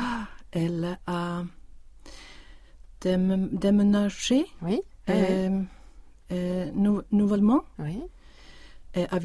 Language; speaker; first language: French; non-native, learner; Swedish